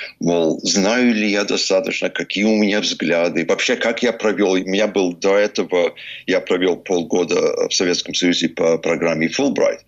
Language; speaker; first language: Russian; early bilingual, heritage; English